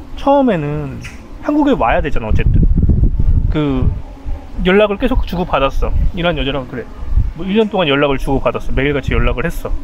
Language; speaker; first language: Korean; native; Korean